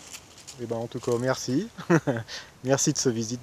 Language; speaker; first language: French; native; French